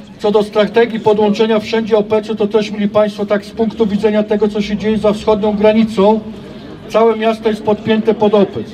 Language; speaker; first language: Polish; native; Polish